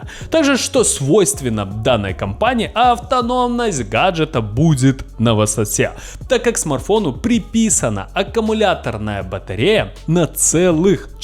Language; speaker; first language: Russian; native; Russian